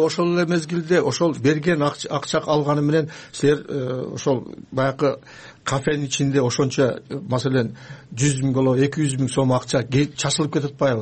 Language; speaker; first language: Kyrgyz; native; Kyrgyz